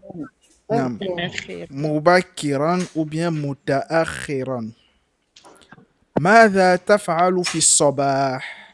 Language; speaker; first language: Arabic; non-native, fluent; French